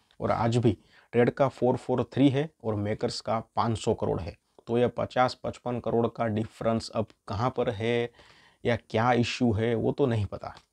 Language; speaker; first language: Hindi; non-native, local second language; Gujarati